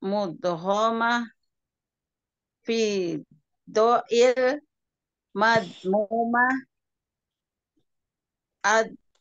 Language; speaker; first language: Arabic; non-native, learner; Indonesian